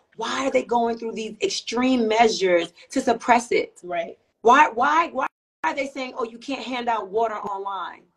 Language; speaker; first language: English; native; English